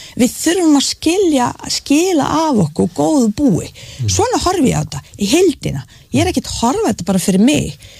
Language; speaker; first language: Icelandic; non-native, fluent; Bosnian